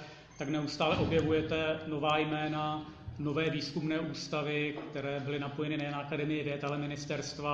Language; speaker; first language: Czech; native; Czech